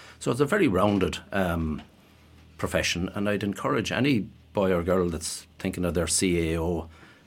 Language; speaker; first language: English; native; English